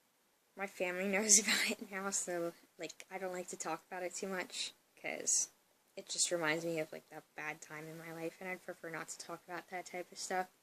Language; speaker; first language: English; native; English